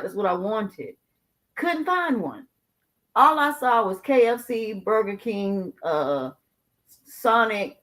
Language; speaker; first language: English; native; English